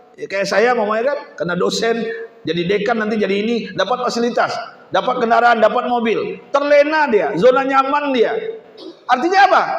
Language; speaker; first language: Indonesian; native; Indonesian